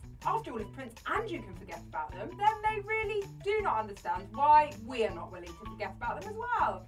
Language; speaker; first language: English; native; English